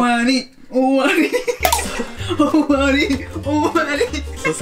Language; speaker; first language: Japanese; non-native, learner; English